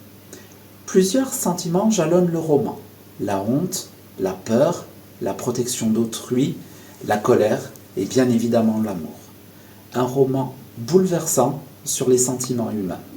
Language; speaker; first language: French; native; French